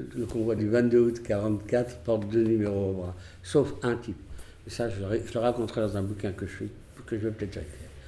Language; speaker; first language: French; early bilingual, other home language; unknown